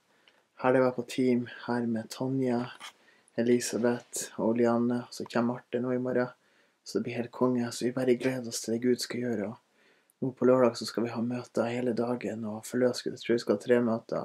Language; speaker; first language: Norwegian; native; Norwegian